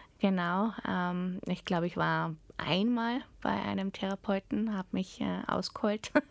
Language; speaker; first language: German; early bilingual, heritage; German